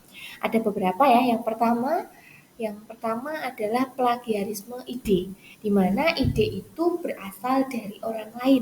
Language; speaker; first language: Indonesian; native; Indonesian